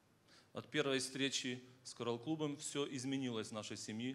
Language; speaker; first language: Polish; non-native, learner; Russian